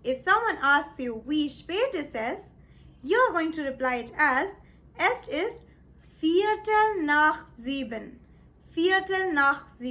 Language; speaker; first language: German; non-native, fluent; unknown